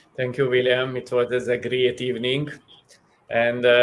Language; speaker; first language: English; non-native, learner; Hungarian